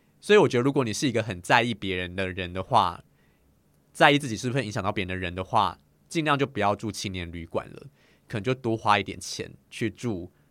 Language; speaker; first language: Chinese; native; Chinese